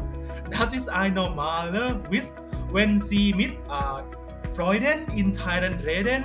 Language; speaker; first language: German; non-native, learner; Thai